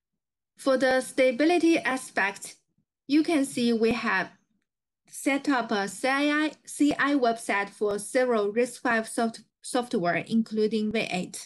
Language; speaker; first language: English; non-native, fluent; Chinese